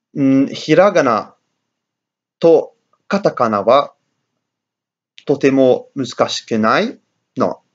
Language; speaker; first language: Japanese; non-native, learner; English